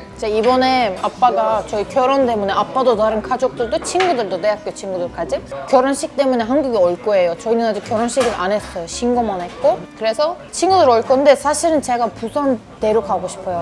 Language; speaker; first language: Korean; non-native, fluent; Turkish